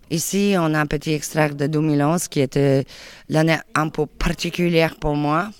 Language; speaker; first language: French; non-native, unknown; Polish